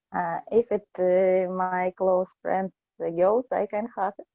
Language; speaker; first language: English; non-native, learner; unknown